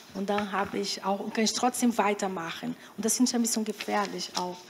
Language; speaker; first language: German; non-native, fluent; Portuguese